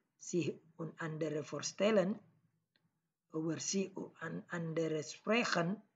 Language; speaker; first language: German; non-native, learner; Indonesian